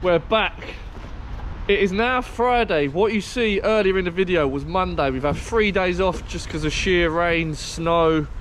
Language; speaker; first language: English; native; English